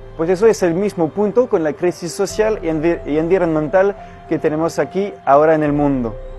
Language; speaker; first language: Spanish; non-native, fluent; French